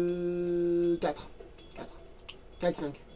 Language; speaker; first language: French; native; French